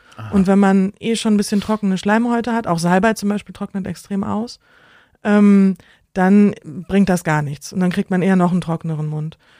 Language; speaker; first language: German; native; German